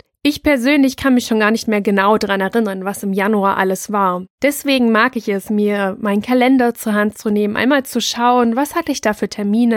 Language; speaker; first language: German; native; German